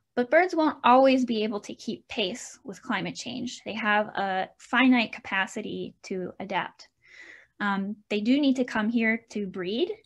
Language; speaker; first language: English; native; English